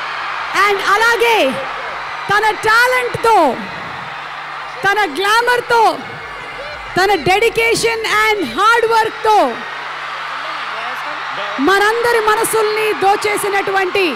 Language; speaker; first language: Telugu; native; Telugu